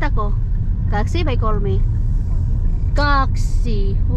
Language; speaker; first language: Finnish; non-native, learner; Filipino